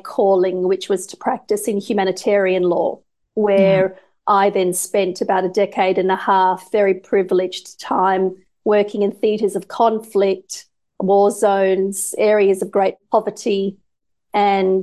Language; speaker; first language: English; native; English